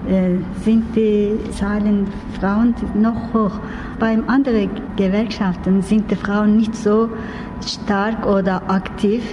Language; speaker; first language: German; non-native, learner; Turkish